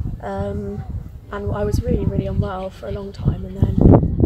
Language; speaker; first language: English; native; English